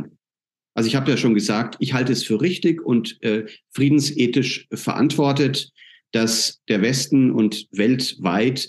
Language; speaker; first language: German; native; German